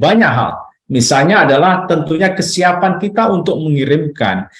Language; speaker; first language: Indonesian; native; Indonesian